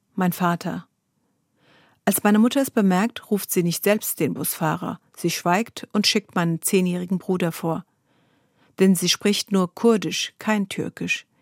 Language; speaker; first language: German; early bilingual, other home language; Zaza